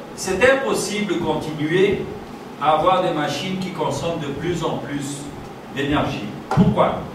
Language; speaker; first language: French; non-native, fluent; Portuguese